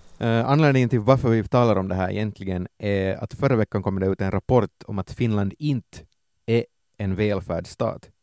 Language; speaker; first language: Swedish; native; Swedish